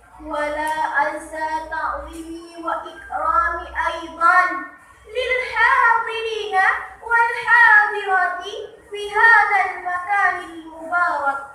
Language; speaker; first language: Arabic; non-native, learner; Achinese